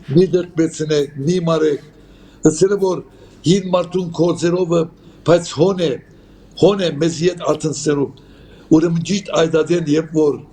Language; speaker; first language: Armenian; native; Armenian